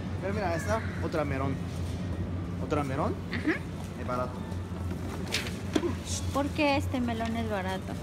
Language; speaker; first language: Spanish; non-native, learner; Japanese